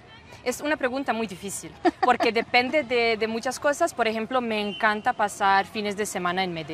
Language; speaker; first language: Spanish; non-native, fluent; Serbian